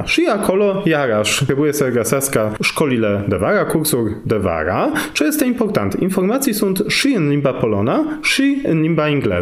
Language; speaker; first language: Romanian; non-native, fluent; Polish